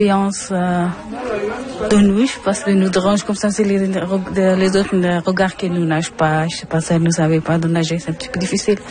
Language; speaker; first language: French; non-native, learner; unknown